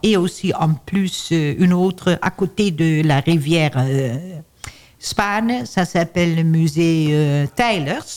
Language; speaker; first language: French; non-native, learner; Dutch